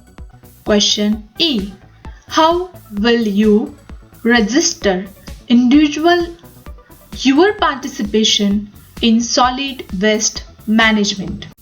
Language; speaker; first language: English; non-native, local second language; Marathi